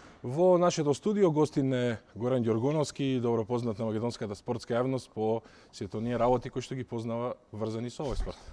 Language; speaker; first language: Macedonian; native; Macedonian